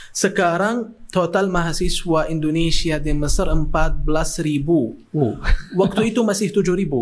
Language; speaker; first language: Indonesian; non-native, fluent; Arabic